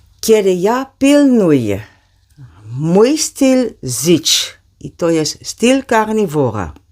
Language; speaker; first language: Polish; non-native, learner; Dutch